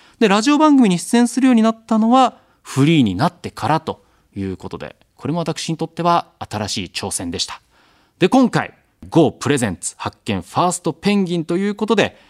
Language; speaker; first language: Japanese; native; Japanese